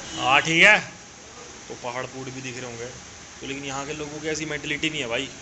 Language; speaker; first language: Hindi; native; Hindi